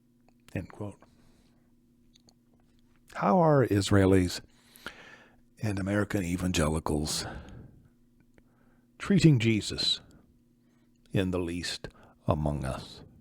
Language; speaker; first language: English; native; English